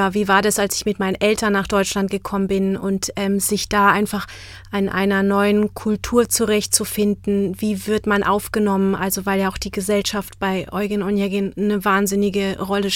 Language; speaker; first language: German; non-native, fluent; Czech